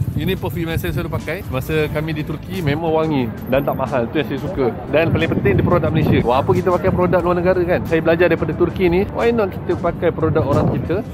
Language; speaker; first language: Malay; native; Malay